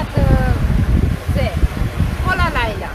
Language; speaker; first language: Hebrew; non-native, learner; Romanian